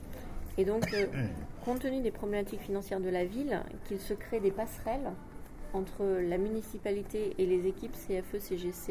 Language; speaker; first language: French; native; French